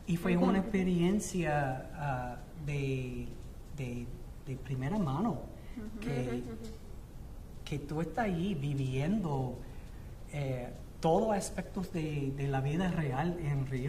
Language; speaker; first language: Spanish; non-native, fluent; English